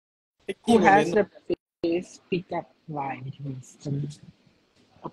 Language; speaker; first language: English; non-native, learner; Thai